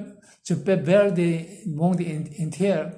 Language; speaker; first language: French; non-native, learner; Korean